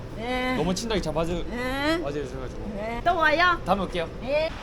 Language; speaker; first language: Korean; native; Korean